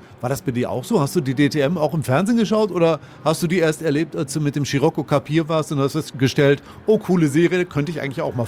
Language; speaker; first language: German; native; German